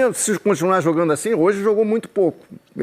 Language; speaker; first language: Portuguese; native; Portuguese